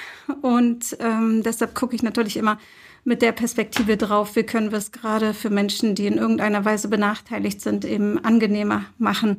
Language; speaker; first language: German; early bilingual, other home language; Turkish